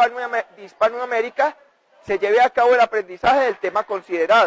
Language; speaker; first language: Spanish; native; Spanish